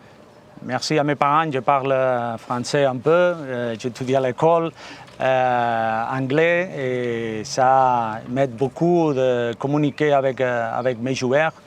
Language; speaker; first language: French; non-native, fluent; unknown